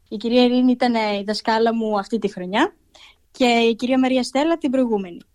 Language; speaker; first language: Greek; early bilingual, heritage; Greek